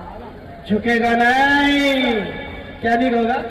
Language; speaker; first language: Hindi; native; Hindi